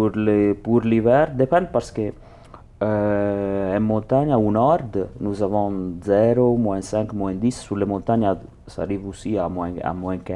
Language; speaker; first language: French; non-native, learner; Italian